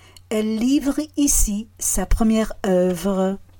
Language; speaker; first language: French; non-native, fluent; English